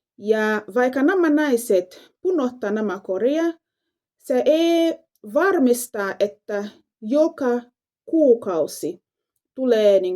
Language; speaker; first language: Finnish; non-native, fluent; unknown